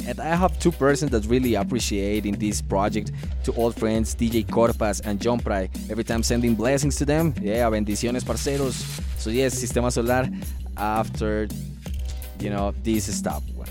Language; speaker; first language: English; non-native, fluent; Spanish